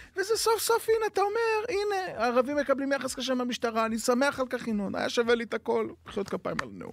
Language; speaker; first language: Hebrew; native; Hebrew